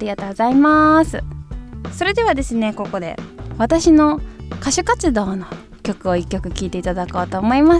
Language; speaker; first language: Japanese; native; Japanese